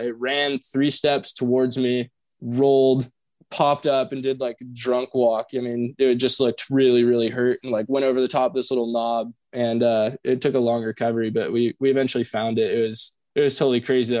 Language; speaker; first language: English; native; English